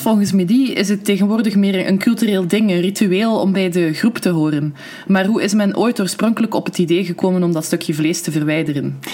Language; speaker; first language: Dutch; native; Dutch